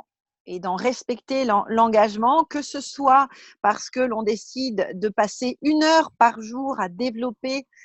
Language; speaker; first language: French; native; French